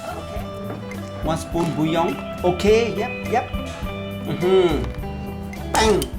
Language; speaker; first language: English; non-native, learner; Khmer